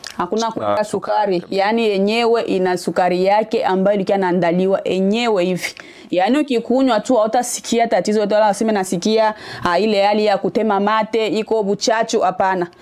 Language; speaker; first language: Swahili; native; Swahili